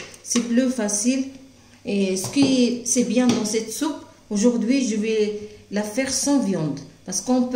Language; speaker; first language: French; non-native, local second language; Arabic